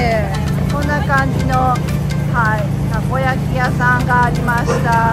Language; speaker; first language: Japanese; native; Japanese